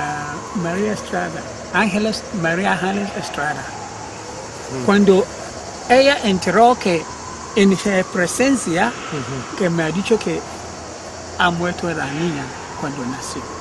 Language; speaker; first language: Spanish; non-native, learner; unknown